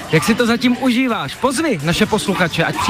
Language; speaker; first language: Czech; native; Czech